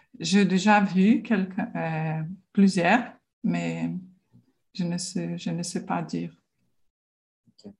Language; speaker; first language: French; non-native, learner; Portuguese